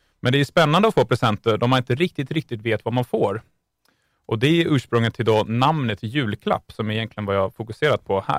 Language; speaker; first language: Swedish; native; Swedish